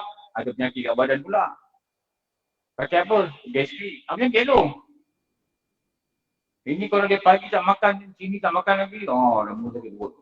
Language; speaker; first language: Malay; native; Malay